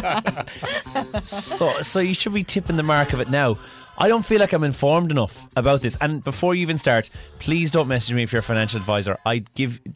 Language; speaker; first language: English; native; English